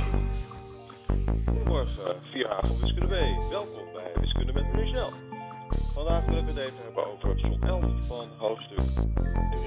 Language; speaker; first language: Dutch; native; Dutch